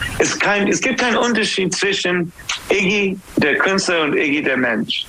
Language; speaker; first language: German; non-native, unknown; English